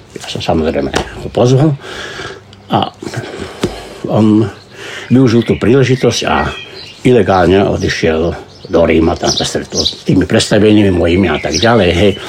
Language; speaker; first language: Slovak; early bilingual, heritage; Slovak